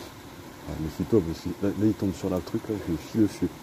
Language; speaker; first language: French; native; French